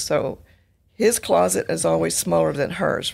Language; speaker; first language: English; native; English